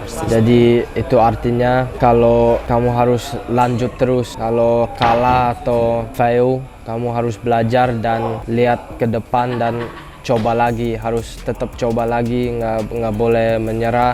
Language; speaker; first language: Indonesian; early bilingual, heritage; English